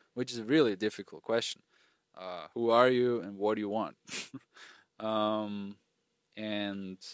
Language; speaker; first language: English; non-native, fluent; German